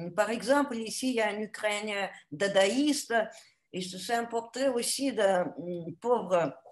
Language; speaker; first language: French; non-native, fluent; Russian